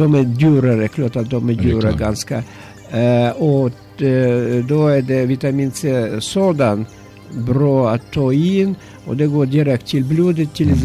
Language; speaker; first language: Swedish; non-native, learner; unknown